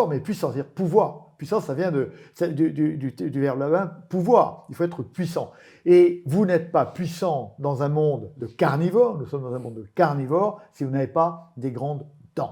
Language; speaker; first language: French; native; French